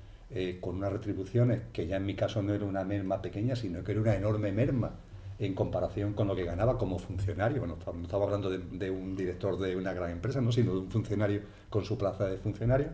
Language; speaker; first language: Spanish; native; Spanish